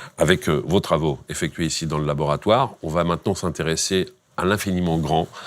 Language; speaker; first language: French; native; French